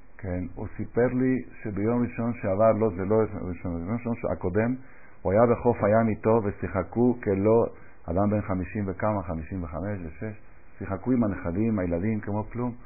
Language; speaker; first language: Hebrew; non-native, fluent; Spanish